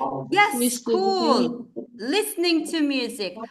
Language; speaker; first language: English; non-native, fluent; Kazakh